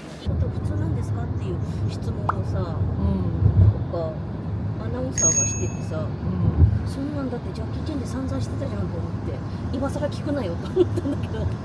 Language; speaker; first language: Japanese; native; Japanese